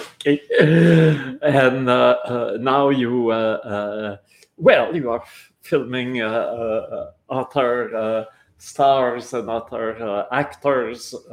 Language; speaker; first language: English; non-native, local second language; French